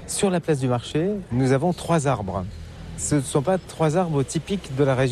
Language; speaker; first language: French; native; French